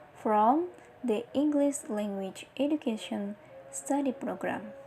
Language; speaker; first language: English; non-native, learner; Indonesian